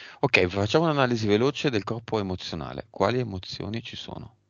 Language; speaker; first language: Italian; native; Italian